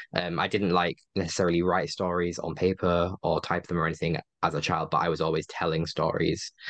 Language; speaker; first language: English; native; English